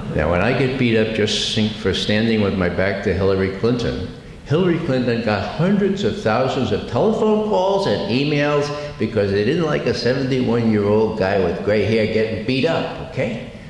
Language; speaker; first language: English; native; English